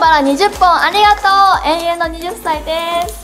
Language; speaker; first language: Japanese; native; Japanese